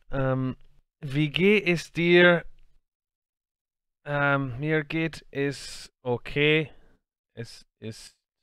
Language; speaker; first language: German; non-native, learner; English